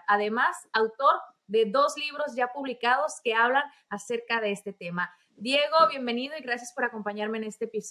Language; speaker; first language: Spanish; native; Spanish